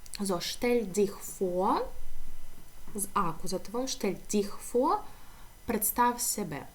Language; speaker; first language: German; non-native, fluent; Ukrainian